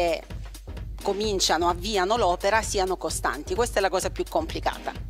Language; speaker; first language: Italian; native; Italian